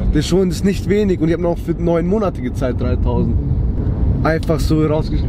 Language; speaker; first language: German; early bilingual, other home language; Turkish